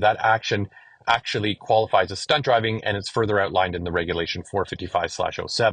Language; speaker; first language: English; native; English